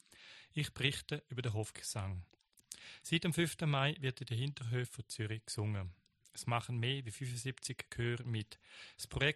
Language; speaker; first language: German; native; German